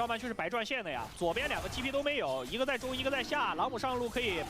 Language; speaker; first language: Chinese; native; Chinese